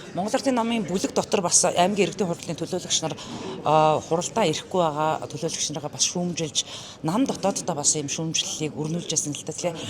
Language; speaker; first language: Mongolian; native; Mongolian